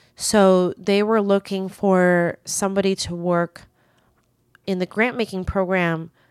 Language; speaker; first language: English; early bilingual, other home language; Chinese